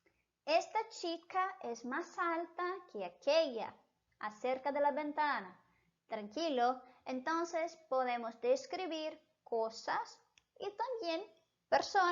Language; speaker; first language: Spanish; non-native, fluent; Portuguese